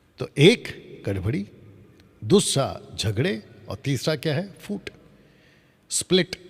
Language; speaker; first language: Hindi; non-native, local second language; Telugu